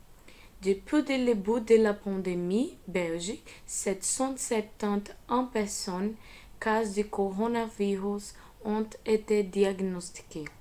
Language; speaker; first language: French; non-native, learner; Portuguese